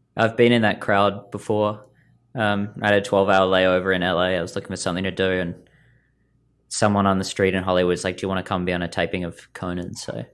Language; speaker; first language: English; native; English